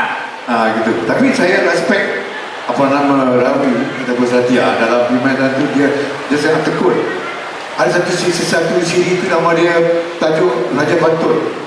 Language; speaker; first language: Malay; native; Malay